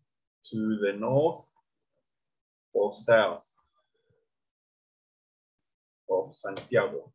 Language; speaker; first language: English; non-native, learner; Spanish